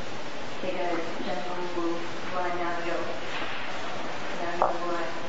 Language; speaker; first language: Chinese; non-native, learner; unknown